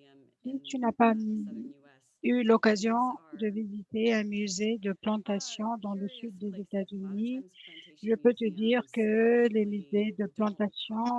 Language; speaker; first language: French; non-native, fluent; English